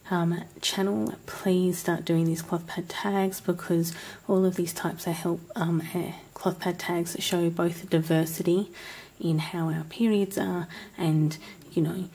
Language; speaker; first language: English; native; English